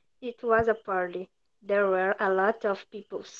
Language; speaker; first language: English; non-native, learner; Portuguese